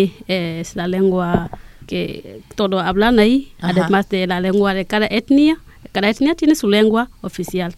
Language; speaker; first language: Spanish; non-native, learner; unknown